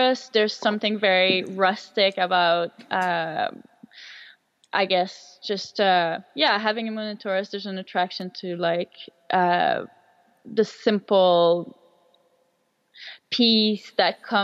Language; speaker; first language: English; non-native, fluent; French